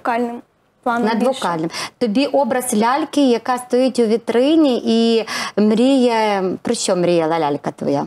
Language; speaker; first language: Ukrainian; native; Ukrainian